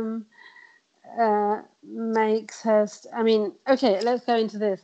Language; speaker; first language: English; native; English